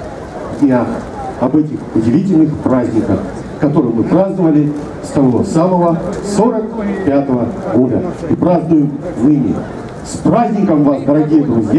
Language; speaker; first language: Russian; native; Russian